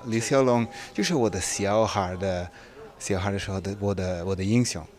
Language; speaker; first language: Chinese; non-native, fluent; Hungarian